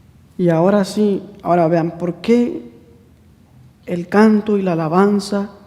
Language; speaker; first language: Spanish; native; Spanish